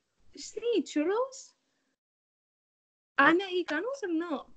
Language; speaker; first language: Spanish; non-native, learner; English